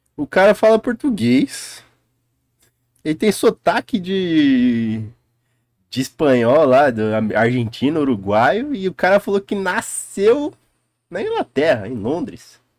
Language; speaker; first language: Portuguese; native; Portuguese